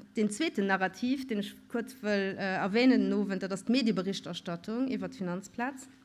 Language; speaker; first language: Luxembourgish; native; Luxembourgish